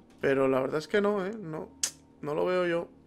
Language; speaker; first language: Spanish; native; Spanish